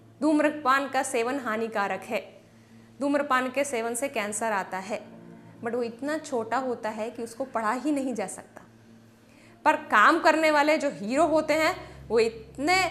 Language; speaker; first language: Hindi; native; Hindi